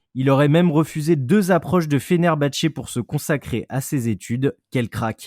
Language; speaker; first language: French; native; French